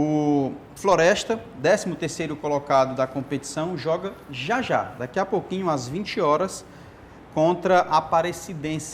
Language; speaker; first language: Portuguese; native; Portuguese